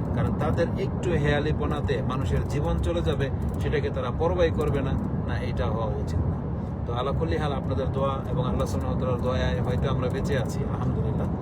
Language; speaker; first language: Bangla; native; Bangla